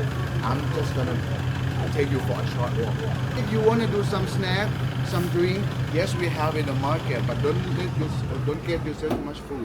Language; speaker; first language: English; non-native, learner; Thai